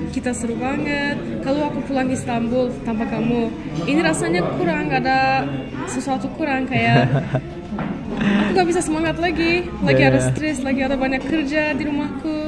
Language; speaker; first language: Indonesian; non-native, fluent; Turkish